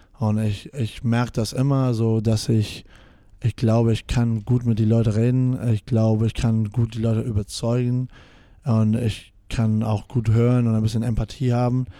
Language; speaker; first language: German; non-native, fluent; English